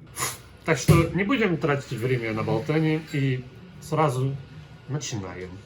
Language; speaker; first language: Russian; non-native, learner; Portuguese